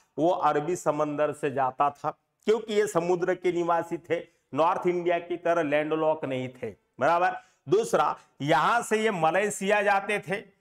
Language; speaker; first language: Hindi; non-native, local second language; Marathi